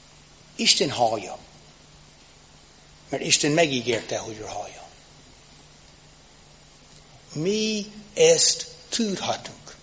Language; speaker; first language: Hungarian; non-native, fluent; English